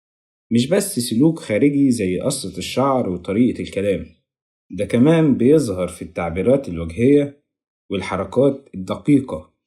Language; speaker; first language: Arabic; native; Arabic